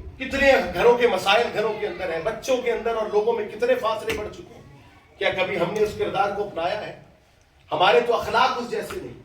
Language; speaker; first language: Urdu; native; Urdu